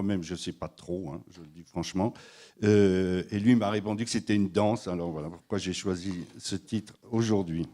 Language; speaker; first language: French; native; French